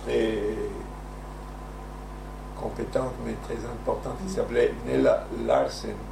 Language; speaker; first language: French; non-native, fluent; Spanish